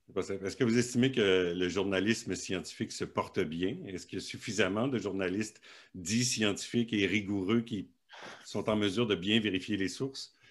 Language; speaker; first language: French; native; French